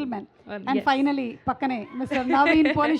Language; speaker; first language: Telugu; native; Telugu